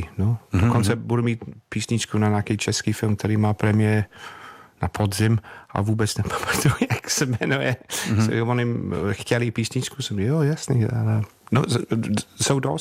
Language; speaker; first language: Czech; non-native, fluent; English